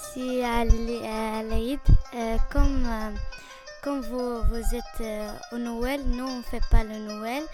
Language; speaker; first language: French; non-native, learner; Arabic